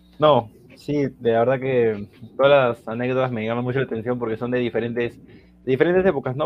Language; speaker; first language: Spanish; native; Spanish